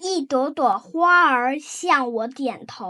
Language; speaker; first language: Chinese; non-native, learner; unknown